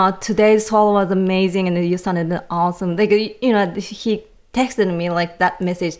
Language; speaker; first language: English; non-native, learner; Japanese